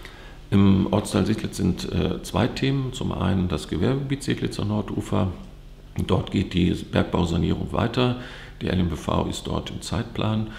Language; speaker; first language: German; native; German